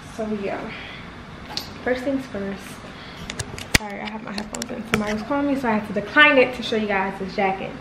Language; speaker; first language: English; native; English